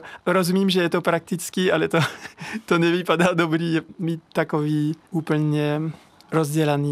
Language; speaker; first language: Czech; non-native, learner; French